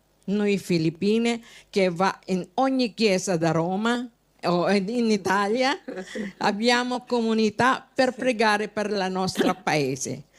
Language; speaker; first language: Italian; non-native, learner; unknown